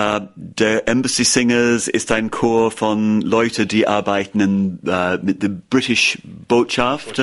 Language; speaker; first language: German; non-native, learner; English